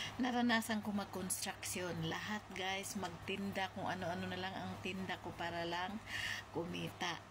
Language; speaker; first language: Filipino; non-native, local second language; Cebuano